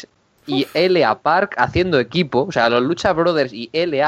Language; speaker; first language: Spanish; native; Spanish